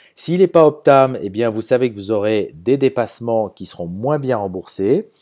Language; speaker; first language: French; native; French